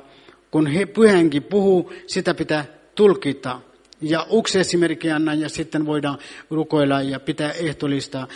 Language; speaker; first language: Finnish; non-native, fluent; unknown